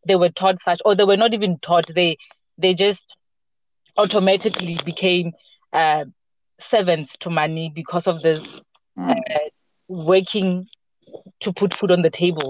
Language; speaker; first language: English; non-native, local second language; Southern Sotho